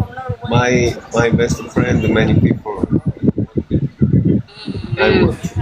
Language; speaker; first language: English; non-native, learner; Korean